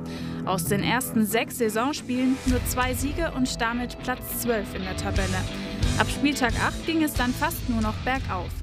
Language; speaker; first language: German; native; German